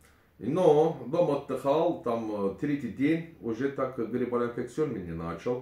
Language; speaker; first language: Russian; non-native, learner; Turkish